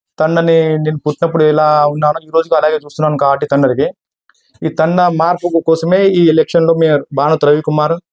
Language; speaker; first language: Telugu; non-native, local second language; Lambadi